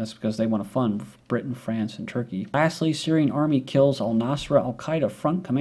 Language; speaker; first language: English; native; English